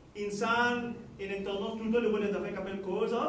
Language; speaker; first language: French; non-native, local second language; Haitian Creole